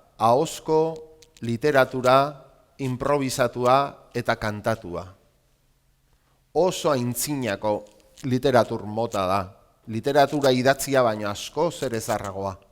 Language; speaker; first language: Basque; native; Basque